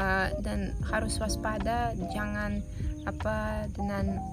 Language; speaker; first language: Indonesian; non-native, fluent; Russian